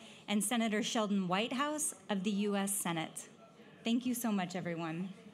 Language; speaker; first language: English; native; English